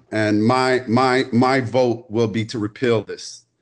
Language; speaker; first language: English; native; English